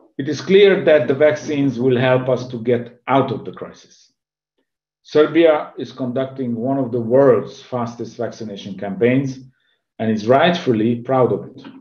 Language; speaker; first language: English; non-native, fluent; Hungarian